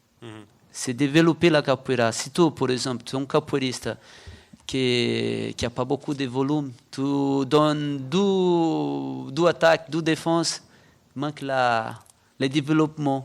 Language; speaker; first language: French; non-native, fluent; Portuguese